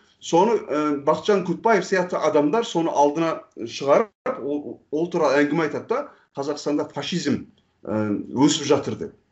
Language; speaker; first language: Kazakh; non-native, fluent; Turkish